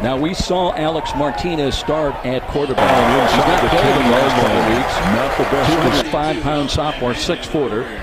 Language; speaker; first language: English; native; English